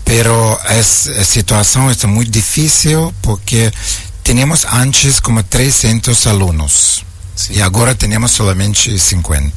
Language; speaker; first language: Portuguese; non-native, learner; Ukrainian